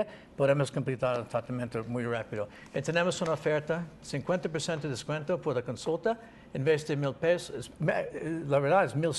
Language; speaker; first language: Spanish; non-native, learner; English